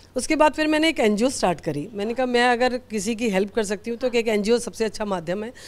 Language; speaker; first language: Hindi; native; Hindi